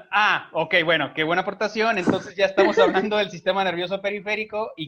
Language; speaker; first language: Spanish; native; Spanish